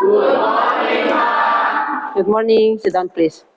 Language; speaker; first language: English; non-native, fluent; Indonesian